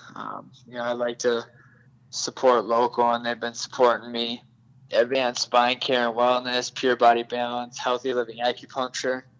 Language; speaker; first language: English; native; English